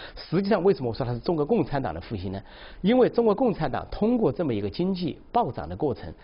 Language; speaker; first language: Chinese; native; Chinese